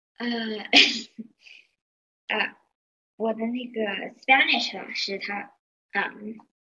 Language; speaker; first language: Chinese; early bilingual, heritage; Chinese